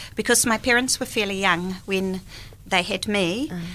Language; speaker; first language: English; native; English